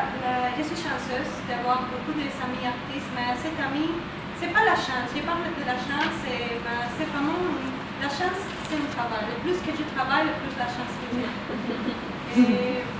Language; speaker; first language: French; non-native, fluent; Spanish